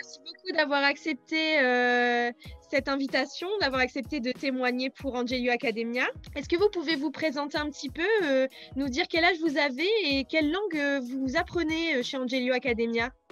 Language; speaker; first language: French; native; French